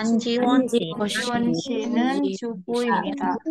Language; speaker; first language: Korean; non-native, learner; Indonesian